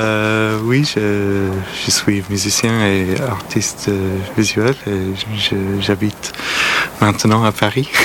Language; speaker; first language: French; non-native, learner; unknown